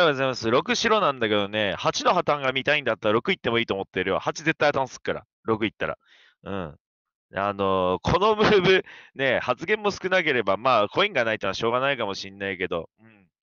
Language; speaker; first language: Japanese; native; Japanese